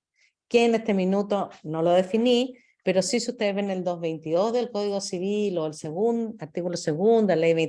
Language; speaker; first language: Spanish; native; Spanish